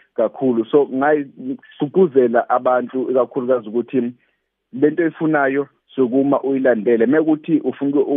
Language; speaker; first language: Zulu; native; Zulu